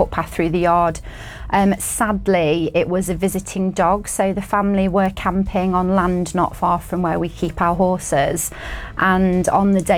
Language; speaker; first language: English; native; English